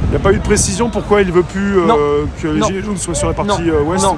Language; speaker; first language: French; native; French